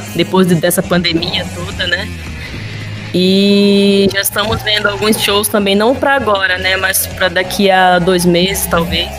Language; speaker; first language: Portuguese; native; Portuguese